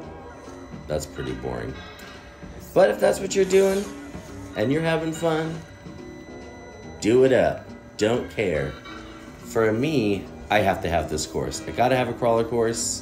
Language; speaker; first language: English; native; English